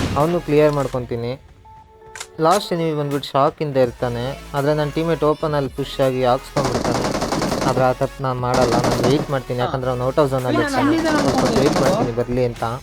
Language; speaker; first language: Kannada; native; Kannada